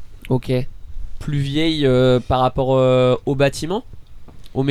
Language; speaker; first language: French; native; French